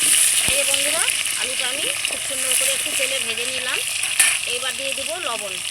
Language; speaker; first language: Bangla; native; Bangla